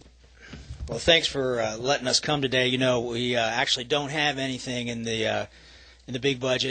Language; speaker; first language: English; native; English